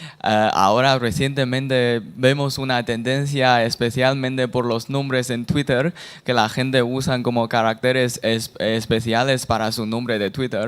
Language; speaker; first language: Spanish; non-native, fluent; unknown